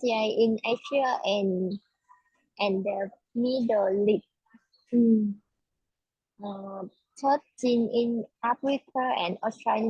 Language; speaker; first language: English; non-native, learner; Vietnamese